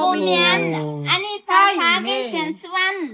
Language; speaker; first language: Chinese; non-native, learner; Lao